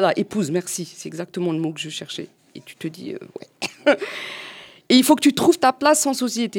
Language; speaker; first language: French; native; French